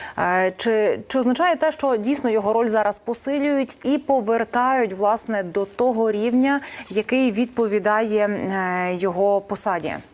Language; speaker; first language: Ukrainian; native; Ukrainian